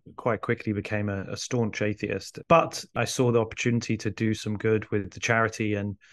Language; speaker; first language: English; early bilingual, other home language; Arabic